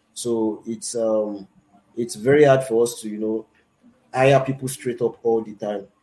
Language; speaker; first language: English; non-native, local second language; Yoruba